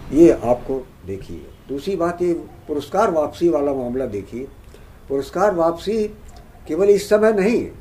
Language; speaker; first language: Hindi; native; Hindi